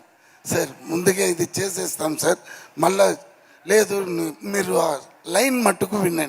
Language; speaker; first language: Telugu; non-native, learner; Tamil